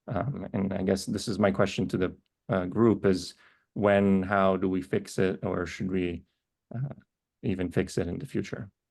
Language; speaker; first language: English; native; English